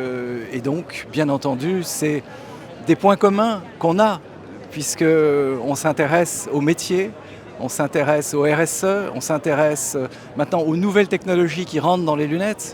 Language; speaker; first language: French; native; French